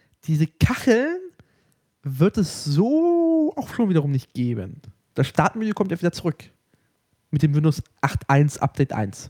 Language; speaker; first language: German; native; German